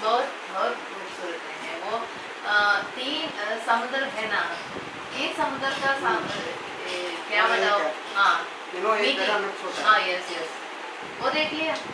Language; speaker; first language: Hindi; non-native, local second language; Malayalam